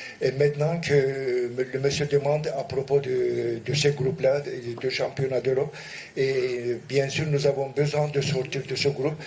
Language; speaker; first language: French; non-native, fluent; Turkish